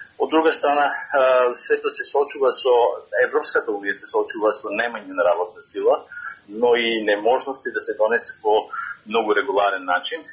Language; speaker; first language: Macedonian; native; Macedonian